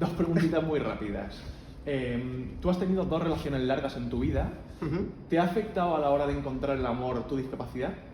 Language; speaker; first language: Spanish; native; Spanish